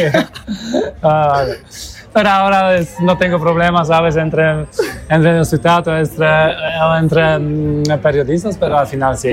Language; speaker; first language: Spanish; non-native, learner; Polish